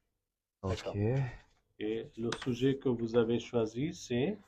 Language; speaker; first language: French; non-native, fluent; Bangla